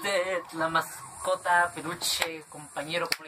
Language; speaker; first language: Spanish; native; Spanish